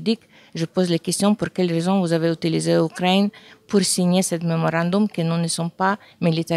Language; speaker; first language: French; non-native, fluent; Ukrainian